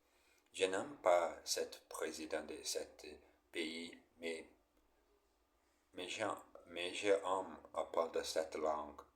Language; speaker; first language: French; non-native, learner; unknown